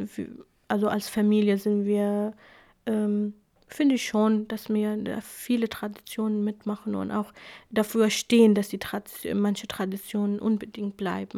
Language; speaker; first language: German; early bilingual, other home language; Kurdish